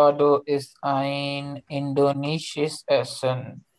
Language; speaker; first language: German; non-native, learner; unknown